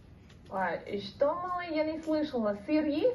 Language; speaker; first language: Russian; non-native, learner; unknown